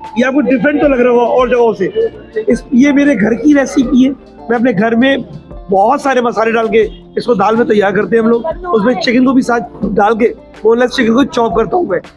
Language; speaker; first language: Urdu; native; Urdu